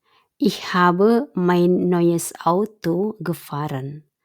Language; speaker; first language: German; non-native, fluent; Indonesian